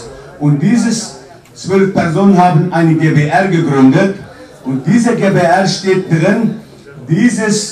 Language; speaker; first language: German; non-native, fluent; Kurdish